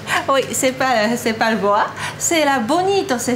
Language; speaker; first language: French; non-native, fluent; Japanese